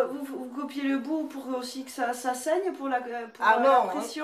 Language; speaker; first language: French; native; French